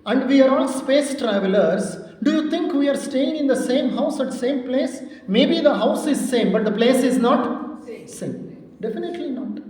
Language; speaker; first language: English; non-native, local second language; Kannada